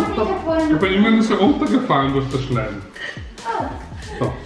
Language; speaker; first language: German; native; German